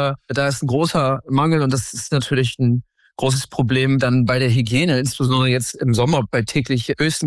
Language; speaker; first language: German; native; German